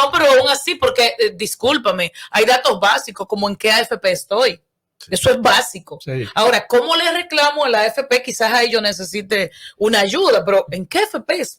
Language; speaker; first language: Spanish; native; Spanish